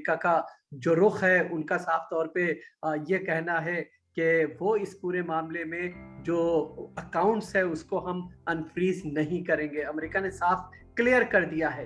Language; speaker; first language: Hindi; native; Hindi